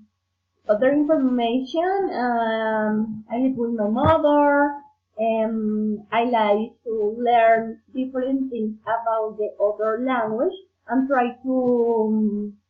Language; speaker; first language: English; non-native, learner; Spanish